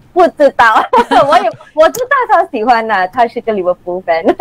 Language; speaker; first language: Chinese; non-native, local second language; English